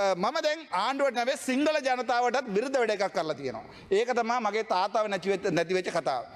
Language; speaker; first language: Sinhala; non-native, local second language; Tamil